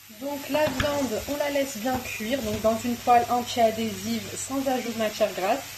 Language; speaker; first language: French; native; French